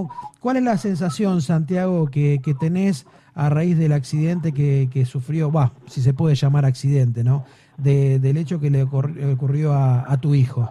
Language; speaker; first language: Spanish; native; Spanish